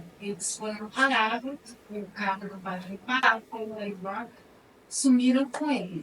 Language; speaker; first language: Portuguese; non-native, learner; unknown